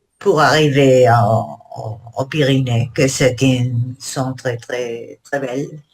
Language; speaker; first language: French; non-native, learner; Spanish